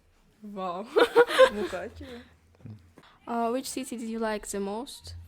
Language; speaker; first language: English; non-native, learner; Ukrainian